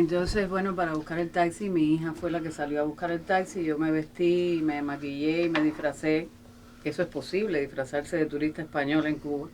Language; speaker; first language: Spanish; native; Spanish